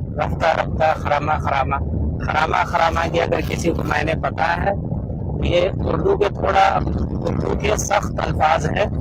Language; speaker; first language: Hindi; native; Hindi